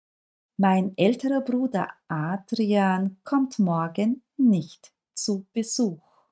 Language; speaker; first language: German; non-native, fluent; Turkish